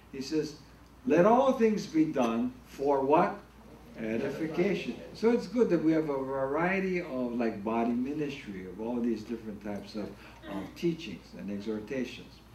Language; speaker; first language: English; native; English